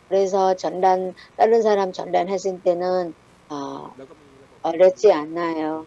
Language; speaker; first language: Korean; non-native, learner; Thai